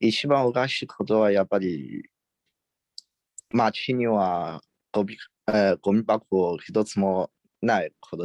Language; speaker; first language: Japanese; non-native, learner; Chinese